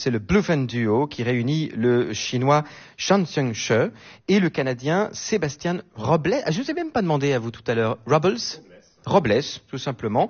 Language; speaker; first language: French; native; French